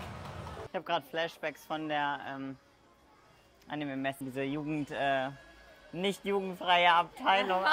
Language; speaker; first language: German; native; German